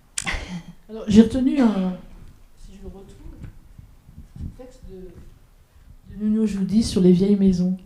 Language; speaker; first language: French; native; French